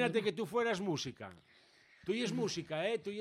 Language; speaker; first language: Spanish; native; Spanish